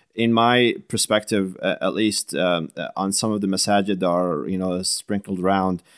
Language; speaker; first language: English; non-native, fluent; Arabic